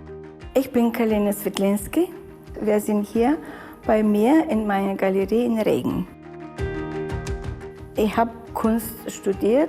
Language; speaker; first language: German; non-native, fluent; Bulgarian